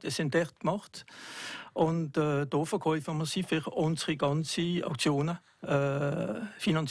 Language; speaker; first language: German; non-native, local second language; French